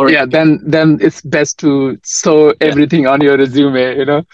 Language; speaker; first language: English; non-native, local second language; Nepali